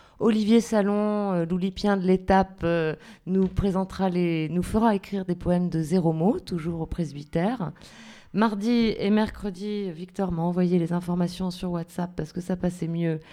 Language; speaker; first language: French; native; French